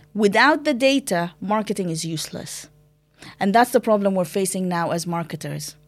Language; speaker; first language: English; non-native, fluent; Arabic